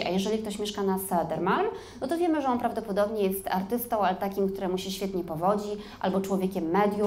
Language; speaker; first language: Polish; native; Polish